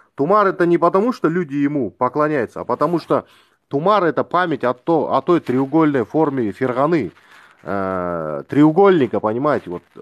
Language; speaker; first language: Russian; non-native, local second language; Kazakh